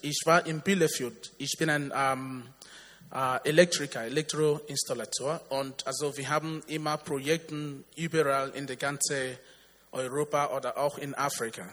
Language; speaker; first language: German; non-native, learner; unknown